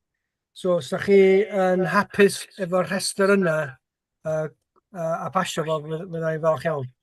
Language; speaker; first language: Welsh; native; Welsh